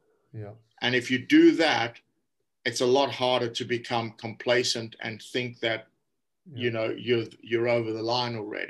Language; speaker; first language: English; native; English